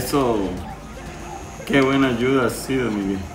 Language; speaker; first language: Spanish; native; Spanish